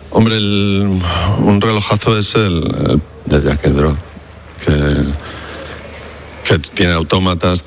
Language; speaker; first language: Spanish; native; Spanish